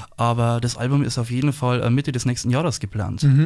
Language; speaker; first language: German; native; German